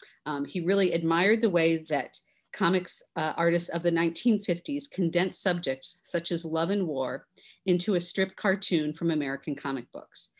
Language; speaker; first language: English; native; English